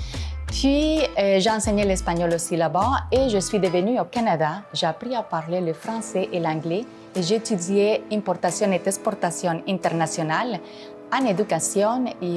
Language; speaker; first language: French; non-native, fluent; Spanish